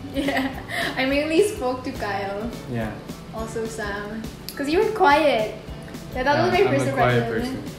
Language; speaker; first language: English; non-native, local second language; Filipino